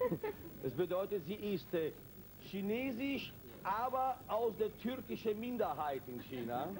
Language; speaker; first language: German; non-native, fluent; Italian